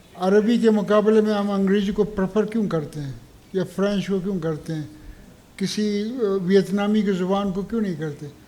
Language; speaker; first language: Urdu; non-native, local second language; Baluchi